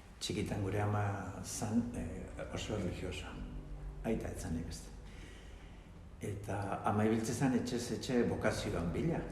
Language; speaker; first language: Basque; native; Basque